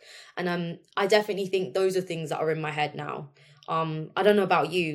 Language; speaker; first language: English; native; English